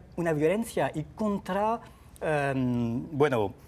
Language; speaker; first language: Spanish; non-native, fluent; French